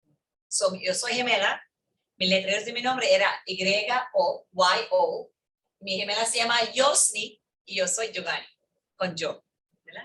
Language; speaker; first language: Spanish; early bilingual, heritage; English